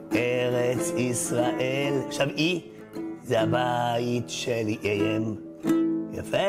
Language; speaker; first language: Hebrew; native; Hebrew